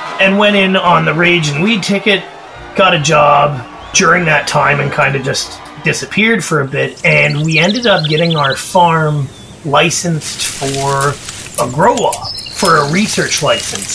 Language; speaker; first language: English; native; English